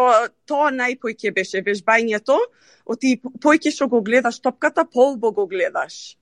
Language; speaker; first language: Macedonian; early bilingual, heritage; Macedonian